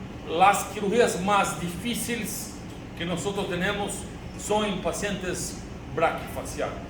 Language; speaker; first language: Spanish; non-native, learner; Portuguese